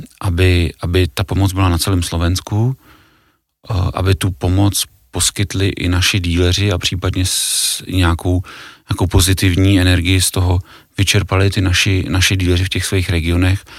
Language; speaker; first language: Czech; native; Czech